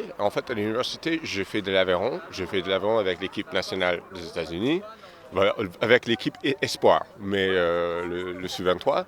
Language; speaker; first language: French; non-native, fluent; English